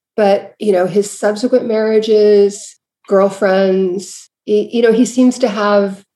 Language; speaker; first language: English; native; English